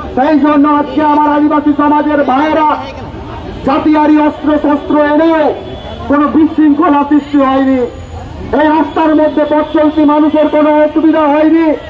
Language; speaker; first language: Bangla; non-native, local second language; Santali